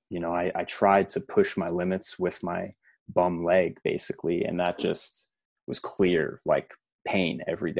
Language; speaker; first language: English; native; English